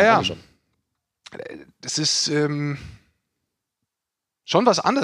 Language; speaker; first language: German; native; German